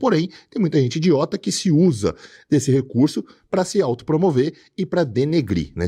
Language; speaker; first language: Portuguese; native; Portuguese